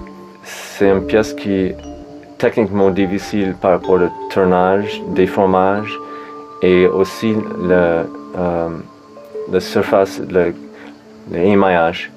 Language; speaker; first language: French; non-native, fluent; English